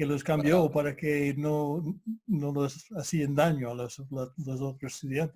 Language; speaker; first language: Spanish; non-native, fluent; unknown